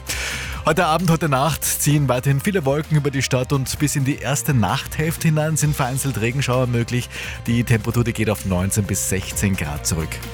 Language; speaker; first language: German; native; German